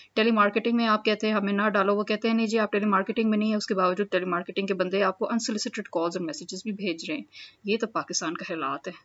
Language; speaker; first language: Urdu; non-native, local second language; Punjabi